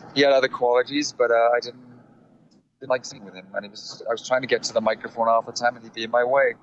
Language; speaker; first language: English; native; English